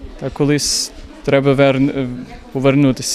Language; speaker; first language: Ukrainian; non-native, learner; English